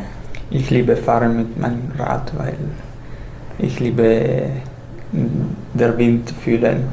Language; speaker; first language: German; non-native, learner; Italian